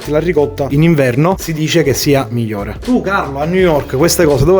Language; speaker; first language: Italian; native; Italian